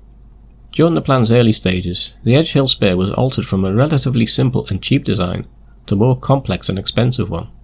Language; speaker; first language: English; native; English